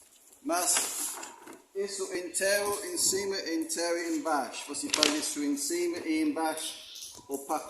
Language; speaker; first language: Portuguese; non-native, learner; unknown